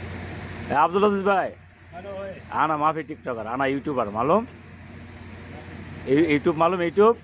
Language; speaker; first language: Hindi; non-native, learner; Bangla